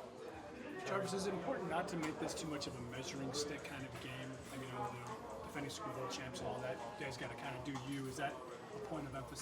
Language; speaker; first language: English; native; English